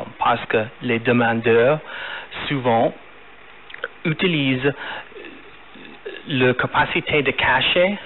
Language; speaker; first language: French; non-native, fluent; English